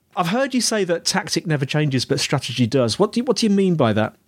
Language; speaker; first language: English; native; English